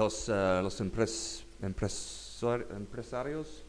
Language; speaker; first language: Spanish; non-native, learner; English